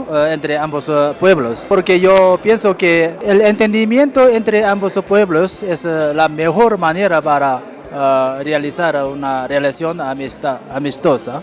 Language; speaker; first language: Spanish; non-native, fluent; Korean